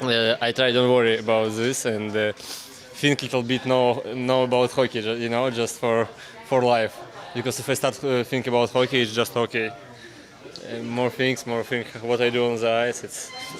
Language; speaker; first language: English; non-native, learner; Russian